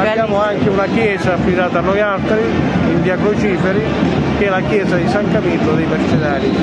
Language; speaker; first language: Italian; native; Italian